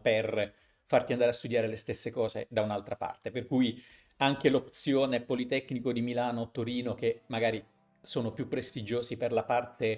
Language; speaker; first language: Italian; native; Italian